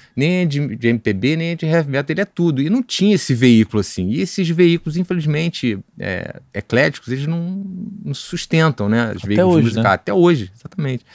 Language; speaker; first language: Portuguese; native; Portuguese